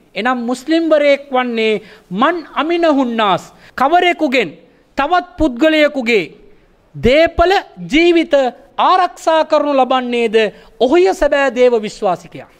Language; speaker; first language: Sinhala; non-native, local second language; Tamil